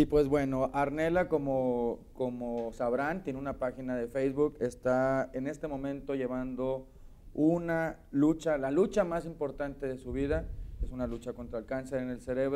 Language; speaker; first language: Spanish; native; Spanish